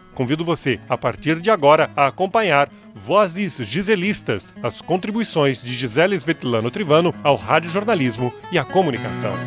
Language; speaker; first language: Portuguese; native; Portuguese